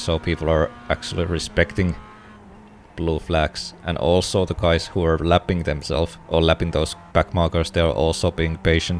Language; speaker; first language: English; non-native, fluent; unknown